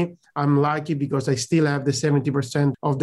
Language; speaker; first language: English; non-native, fluent; Italian